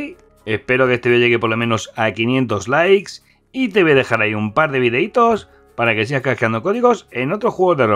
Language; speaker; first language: Spanish; native; Spanish